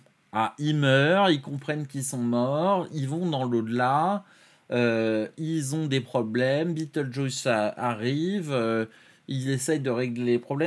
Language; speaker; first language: French; native; French